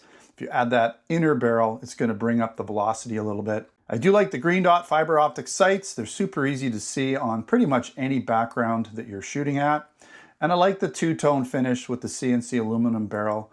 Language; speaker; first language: English; native; English